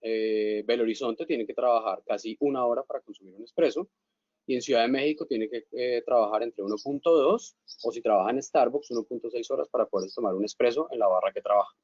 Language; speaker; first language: Spanish; native; Spanish